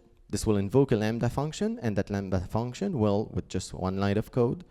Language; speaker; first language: English; non-native, fluent; French